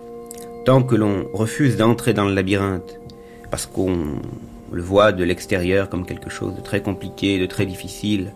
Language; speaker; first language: French; native; French